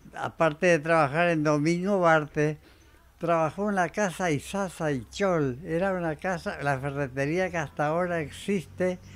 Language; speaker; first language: Spanish; native; Spanish